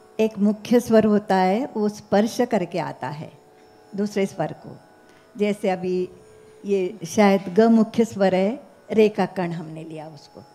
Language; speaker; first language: Hindi; non-native, local second language; Marathi